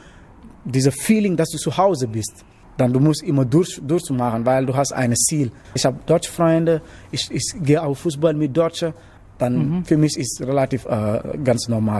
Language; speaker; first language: German; non-native, learner; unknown